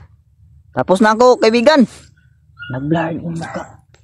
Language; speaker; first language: Filipino; non-native, local second language; Cebuano